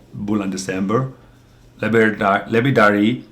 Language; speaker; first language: Indonesian; non-native, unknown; English